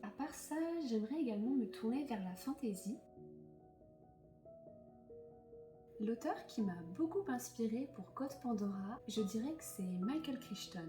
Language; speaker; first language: French; native; French